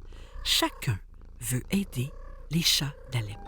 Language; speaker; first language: French; native; French